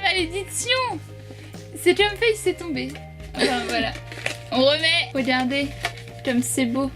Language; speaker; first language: French; native; French